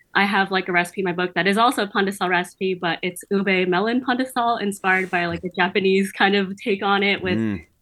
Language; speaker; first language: English; native; English